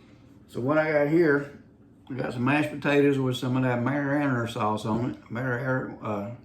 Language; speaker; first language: English; native; English